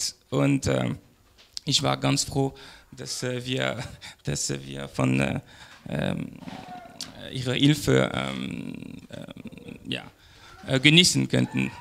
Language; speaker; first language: German; non-native, learner; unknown